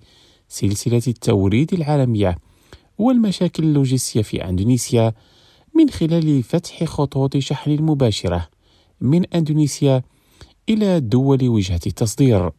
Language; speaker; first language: Arabic; non-native, fluent; Indonesian